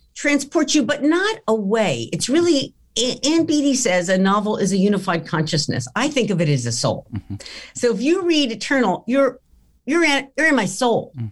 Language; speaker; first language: English; early bilingual, other home language; Italian